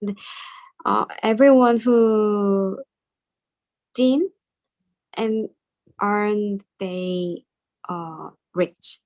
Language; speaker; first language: English; non-native, learner; Korean